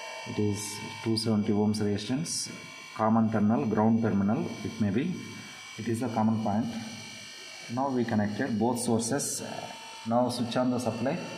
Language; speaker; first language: English; non-native, local second language; Telugu